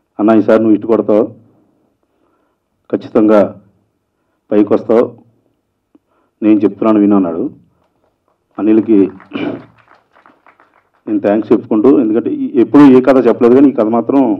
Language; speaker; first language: Telugu; native; Telugu